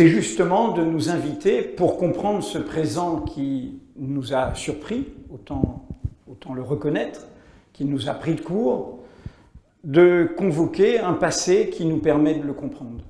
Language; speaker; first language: French; native; French